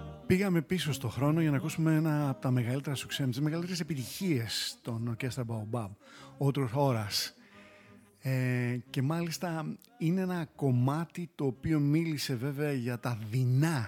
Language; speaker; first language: Greek; native; Greek